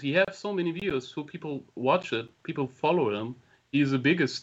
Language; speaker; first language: English; non-native, fluent; German